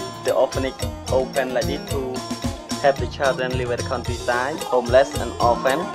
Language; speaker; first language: English; non-native, learner; Khmer